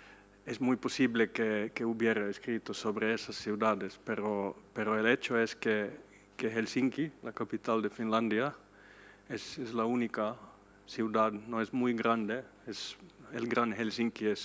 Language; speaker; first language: Spanish; non-native, fluent; Swedish